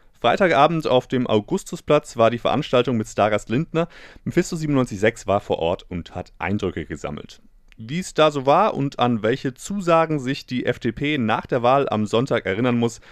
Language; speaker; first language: German; native; German